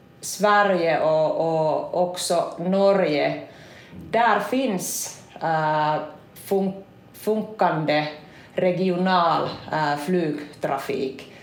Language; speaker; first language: Swedish; non-native, local second language; Finnish